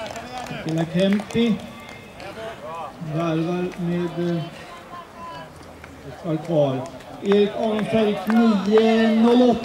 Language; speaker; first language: Swedish; native; Swedish